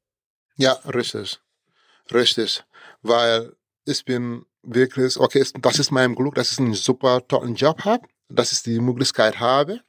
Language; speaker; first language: German; non-native, fluent; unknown